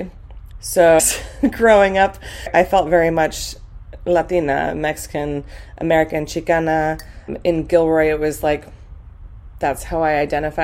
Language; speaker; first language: English; native; English